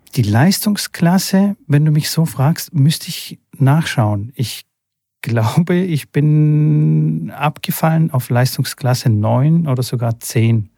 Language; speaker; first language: German; early bilingual, other home language; Bulgarian